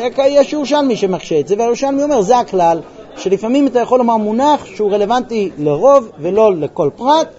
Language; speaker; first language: Hebrew; early bilingual, heritage; Hebrew